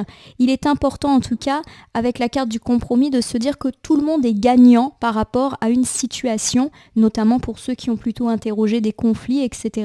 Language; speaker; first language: French; native; French